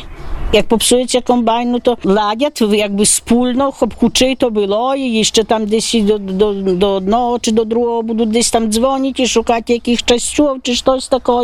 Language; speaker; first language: Polish; non-native, local second language; Ukrainian